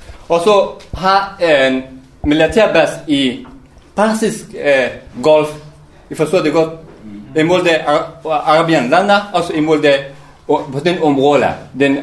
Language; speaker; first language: Danish; non-native, learner; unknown